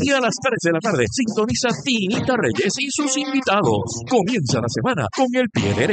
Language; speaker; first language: Spanish; native; Spanish